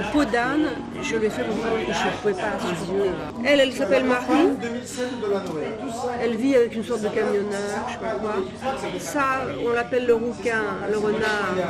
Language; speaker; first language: French; native; French